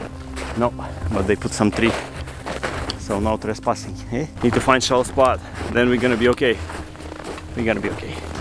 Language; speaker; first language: English; non-native, learner; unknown